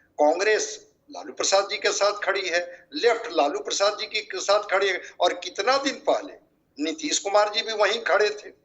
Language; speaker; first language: Hindi; native; Hindi